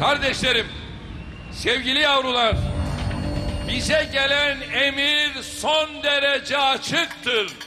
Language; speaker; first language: Turkish; native; Turkish